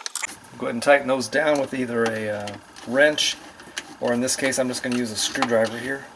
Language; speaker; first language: English; native; English